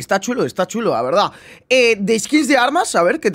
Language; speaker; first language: Spanish; native; Spanish